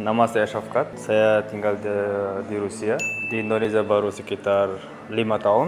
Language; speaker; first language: Indonesian; non-native, fluent; Russian